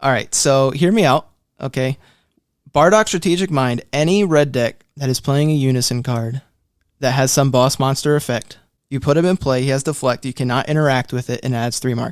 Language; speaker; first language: English; native; English